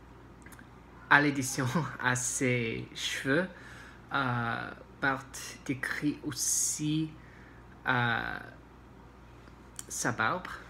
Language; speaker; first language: French; non-native, learner; English